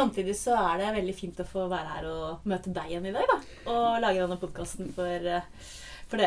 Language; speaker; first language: Norwegian; native; Norwegian